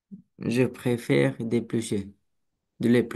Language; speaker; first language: French; non-native, learner; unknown